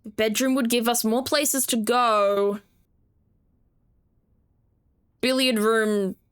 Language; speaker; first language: English; native; English